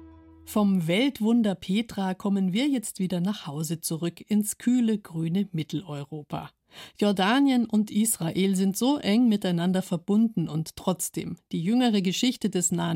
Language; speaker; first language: German; native; German